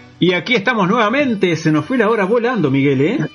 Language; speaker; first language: Spanish; native; Spanish